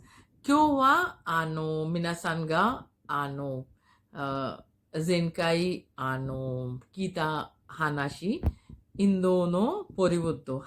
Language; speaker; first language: Japanese; non-native, fluent; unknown